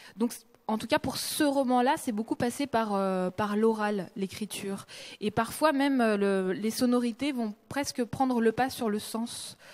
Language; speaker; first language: French; early bilingual, other home language; Russian